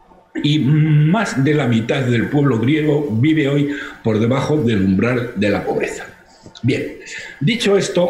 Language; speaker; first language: Spanish; native; Spanish